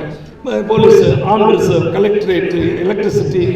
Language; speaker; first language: Tamil; native; Tamil